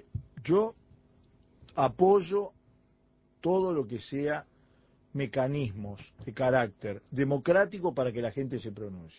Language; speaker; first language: Spanish; native; Spanish